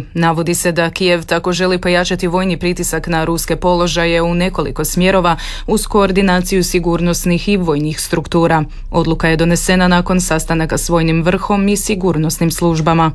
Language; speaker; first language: Serbian; native; Serbian